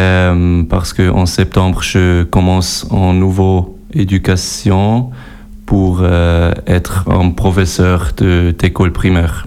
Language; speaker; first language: French; non-native, learner; German